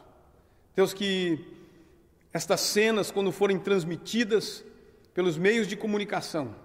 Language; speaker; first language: Portuguese; native; Portuguese